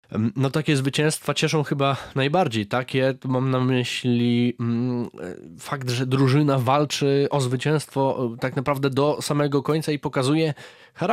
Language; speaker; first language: Polish; native; Polish